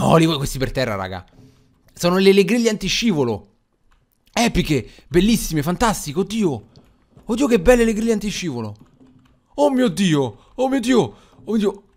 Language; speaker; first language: Italian; native; Italian